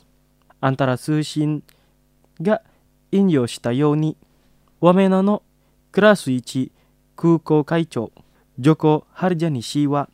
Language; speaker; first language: Japanese; non-native, fluent; Indonesian